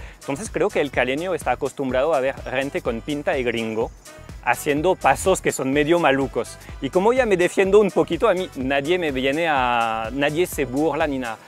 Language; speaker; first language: Spanish; non-native, fluent; French